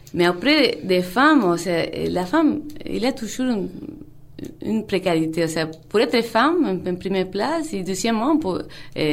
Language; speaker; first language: French; non-native, fluent; Spanish